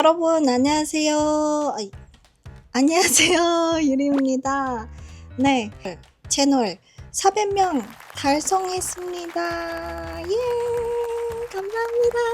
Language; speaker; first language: Korean; non-native, fluent; Japanese